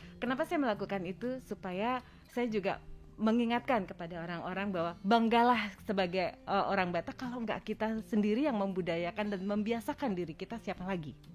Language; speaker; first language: Indonesian; native; Indonesian